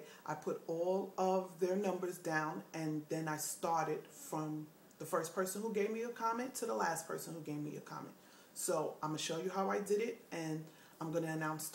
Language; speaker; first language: English; native; English